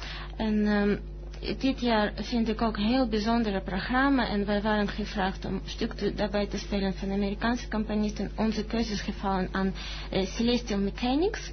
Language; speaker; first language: Dutch; non-native, fluent; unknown